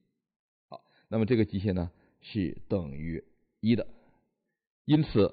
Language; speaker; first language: Chinese; native; Chinese